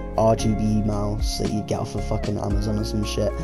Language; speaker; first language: English; native; English